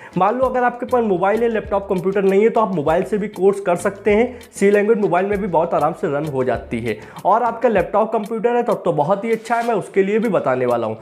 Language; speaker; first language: Hindi; native; Hindi